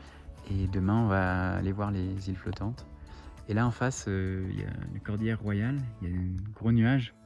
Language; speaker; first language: French; native; French